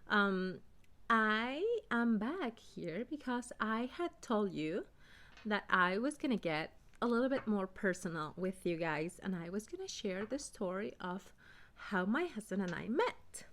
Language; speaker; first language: English; early bilingual, other home language; Spanish